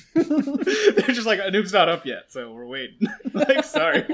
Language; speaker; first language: English; early bilingual, other home language; Hindi